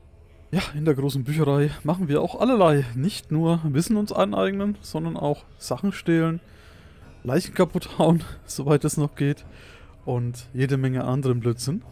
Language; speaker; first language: German; native; German